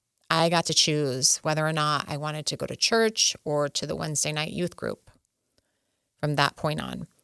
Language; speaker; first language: English; native; English